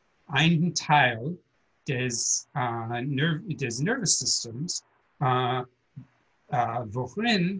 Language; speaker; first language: German; non-native, learner; English